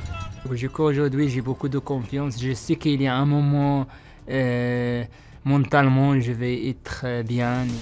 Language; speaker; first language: French; non-native, local second language; Arabic